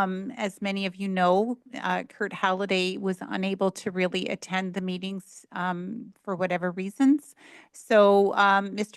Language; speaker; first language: English; native; English